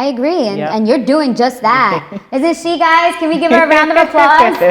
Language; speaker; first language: English; native; English